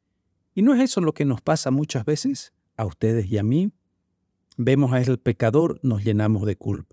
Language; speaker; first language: Spanish; native; Spanish